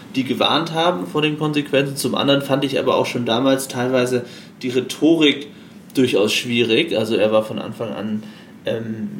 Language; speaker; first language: German; native; German